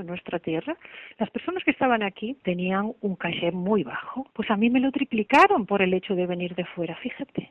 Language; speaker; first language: Spanish; native; Spanish